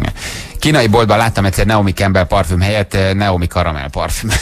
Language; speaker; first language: Hungarian; native; Hungarian